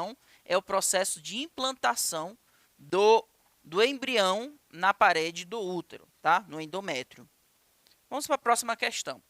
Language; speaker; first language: Portuguese; native; Portuguese